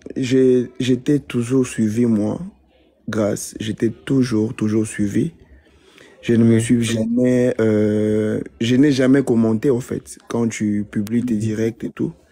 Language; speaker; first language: French; non-native, local second language; Lingala